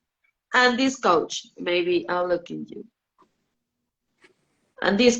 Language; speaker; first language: English; non-native, learner; Spanish